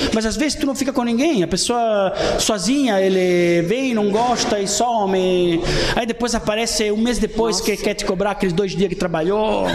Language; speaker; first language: Portuguese; non-native, fluent; Italian